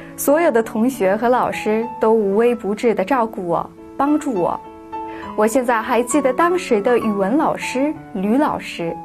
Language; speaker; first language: Chinese; early bilingual, other home language; Korean